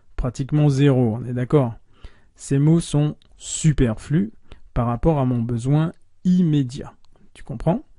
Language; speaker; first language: French; native; French